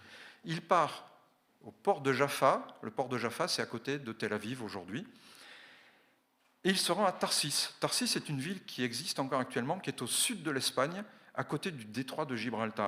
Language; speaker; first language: French; native; French